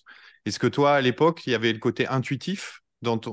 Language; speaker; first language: French; native; French